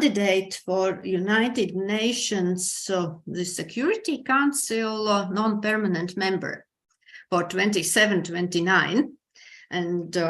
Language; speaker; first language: English; non-native, fluent; Latvian